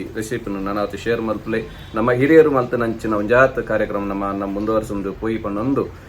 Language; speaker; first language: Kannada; non-native, local second language; Tulu